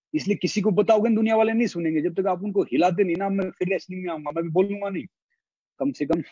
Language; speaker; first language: Hindi; native; Hindi